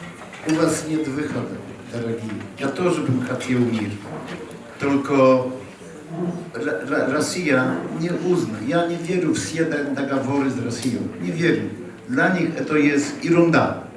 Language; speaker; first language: Russian; non-native, learner; Polish